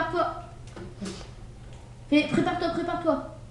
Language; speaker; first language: French; native; French